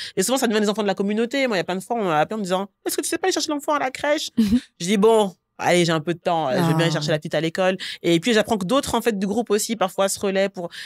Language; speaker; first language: French; native; French